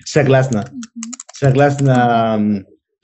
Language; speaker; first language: Russian; non-native, learner; Spanish